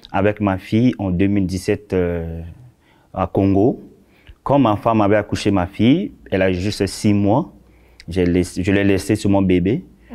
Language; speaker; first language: French; non-native, local second language; Sango